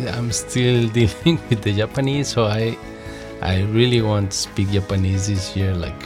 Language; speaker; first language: English; non-native, learner; Spanish